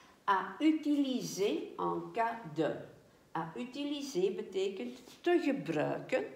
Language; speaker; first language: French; non-native, fluent; Dutch